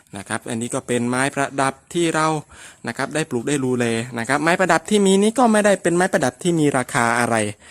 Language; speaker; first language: Thai; non-native, local second language; Northern Khmer